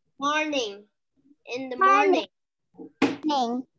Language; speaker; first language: English; non-native, local second language; Indonesian